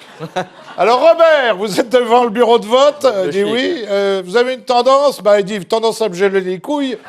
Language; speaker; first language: French; native; French